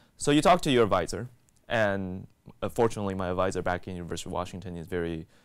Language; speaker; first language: English; native; English